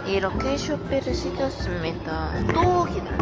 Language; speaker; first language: Korean; native; Korean